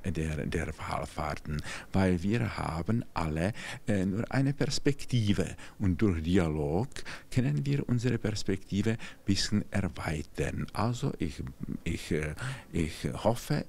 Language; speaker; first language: German; non-native, fluent; Czech